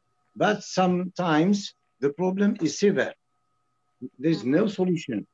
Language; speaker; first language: English; non-native, learner; French